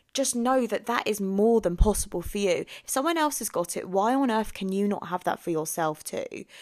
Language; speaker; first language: English; native; English